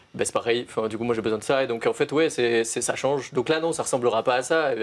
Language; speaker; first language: French; native; French